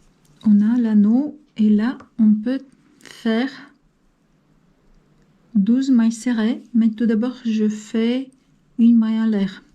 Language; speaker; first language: French; non-native, fluent; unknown